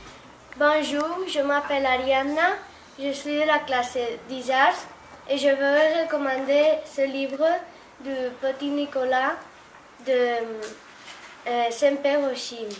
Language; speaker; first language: French; non-native, learner; Catalan